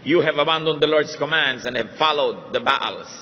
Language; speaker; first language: English; non-native, local second language; Filipino